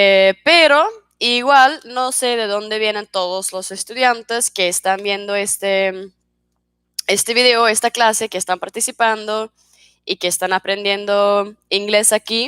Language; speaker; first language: Spanish; non-native, fluent; Swedish